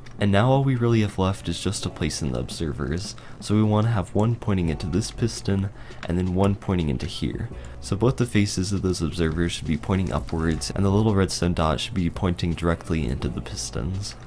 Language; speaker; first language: English; native; English